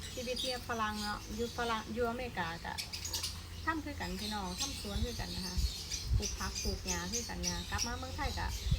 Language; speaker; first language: Thai; non-native, local second language; Northeastern Thai